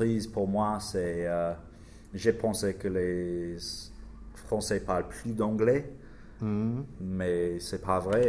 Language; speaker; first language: French; non-native, learner; English